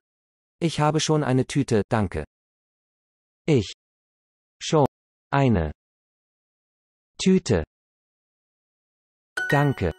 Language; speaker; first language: German; non-native, learner; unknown